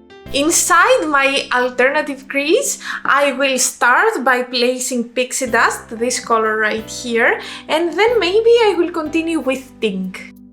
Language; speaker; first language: English; non-native, fluent; Greek